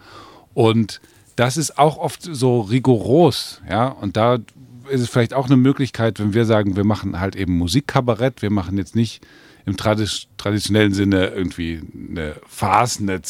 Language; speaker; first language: German; native; German